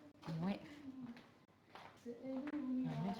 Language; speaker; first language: Arabic; native; Arabic